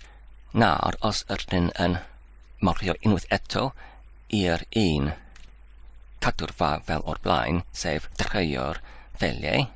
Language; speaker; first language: Welsh; non-native, learner; English